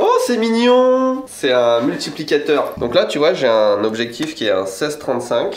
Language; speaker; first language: French; native; French